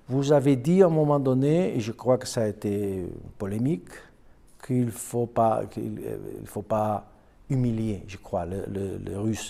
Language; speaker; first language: French; non-native, fluent; Spanish